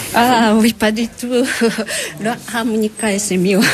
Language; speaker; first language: French; non-native, learner; Japanese